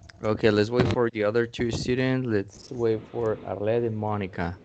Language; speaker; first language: English; non-native, fluent; Spanish